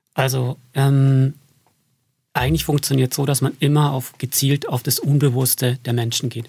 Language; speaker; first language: German; native; German